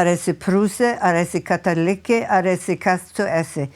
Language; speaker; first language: Lithuanian; early bilingual, heritage; Lithuanian